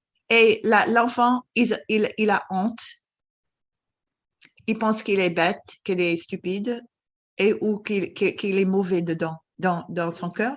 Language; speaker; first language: French; non-native, fluent; English